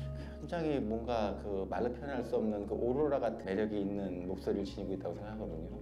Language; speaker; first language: Korean; native; Korean